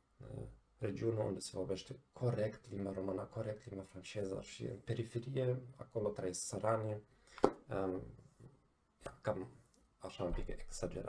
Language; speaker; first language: Romanian; non-native, fluent; German